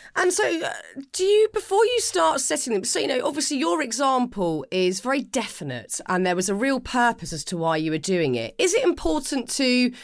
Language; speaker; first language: English; native; English